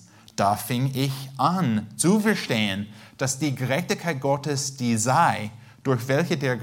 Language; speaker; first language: German; non-native, fluent; English